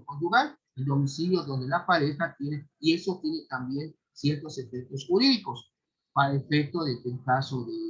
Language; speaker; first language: Spanish; native; Spanish